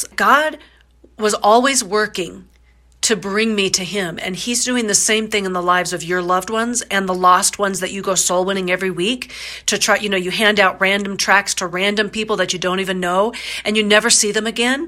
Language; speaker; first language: English; native; English